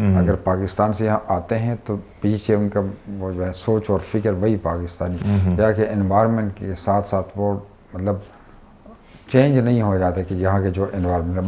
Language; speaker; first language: Urdu; non-native, local second language; Pashto